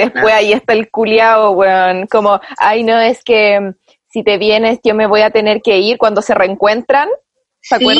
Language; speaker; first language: Spanish; native; Spanish